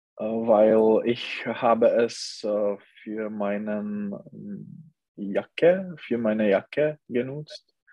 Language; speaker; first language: German; non-native, learner; Czech